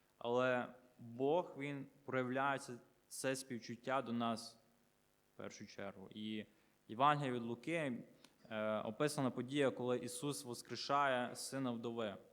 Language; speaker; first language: Ukrainian; native; Ukrainian